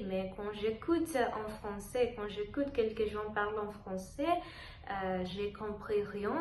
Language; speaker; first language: French; non-native, learner; Telugu